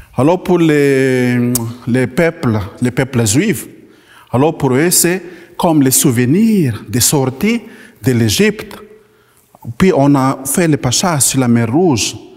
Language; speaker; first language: French; non-native, local second language; Malagasy